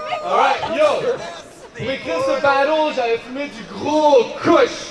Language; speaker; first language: French; native; French